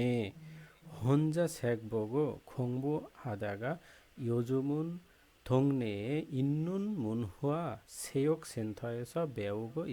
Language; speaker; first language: Korean; non-native, fluent; Bangla